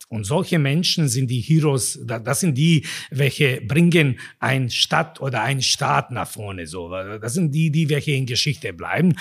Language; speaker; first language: German; non-native, fluent; Serbian